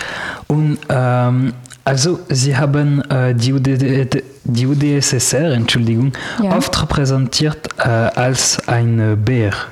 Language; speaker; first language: German; non-native, learner; French